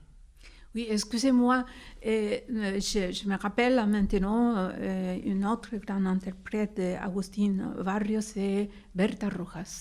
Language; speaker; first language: French; non-native, fluent; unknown